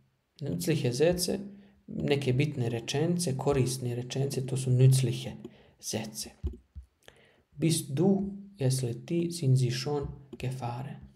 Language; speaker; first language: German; non-native, fluent; Croatian